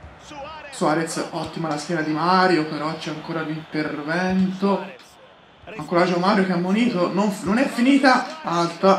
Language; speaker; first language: Italian; native; Italian